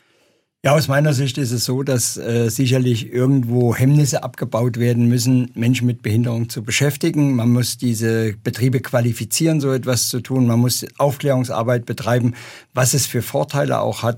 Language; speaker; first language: German; native; German